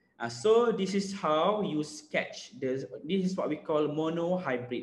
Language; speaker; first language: English; non-native, local second language; Malay